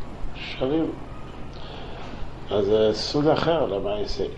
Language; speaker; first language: Hebrew; non-native, local second language; Yiddish